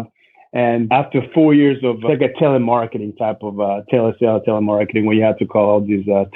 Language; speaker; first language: English; non-native, local second language; Kinyarwanda